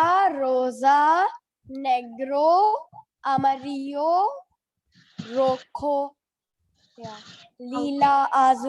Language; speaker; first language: Spanish; non-native, learner; Hindi